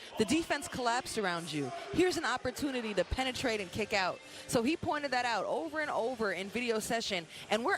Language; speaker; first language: English; native; English